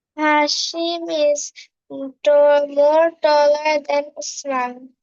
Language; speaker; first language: English; non-native, learner; Bangla